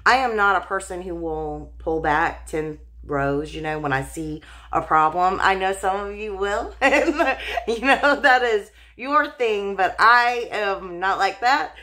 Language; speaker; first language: English; native; English